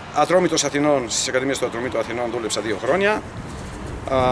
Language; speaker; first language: Greek; early bilingual, heritage; Bulgarian